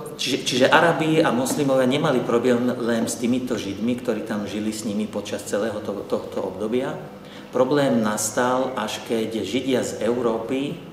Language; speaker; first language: Slovak; early bilingual, heritage; Arabic